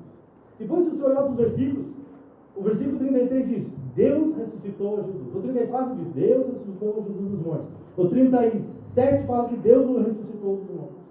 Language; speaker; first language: Portuguese; native; Portuguese